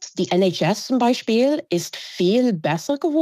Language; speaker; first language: German; non-native, fluent; English